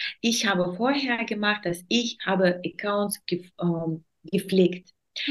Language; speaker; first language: German; non-native, learner; Russian